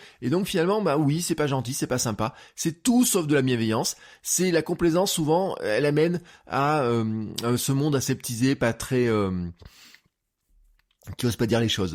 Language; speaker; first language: French; native; French